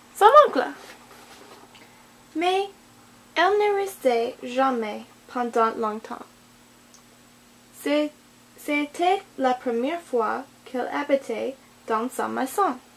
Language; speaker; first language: French; non-native, learner; English